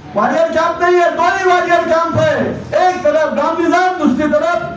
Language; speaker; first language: Hindi; non-native, local second language; Marathi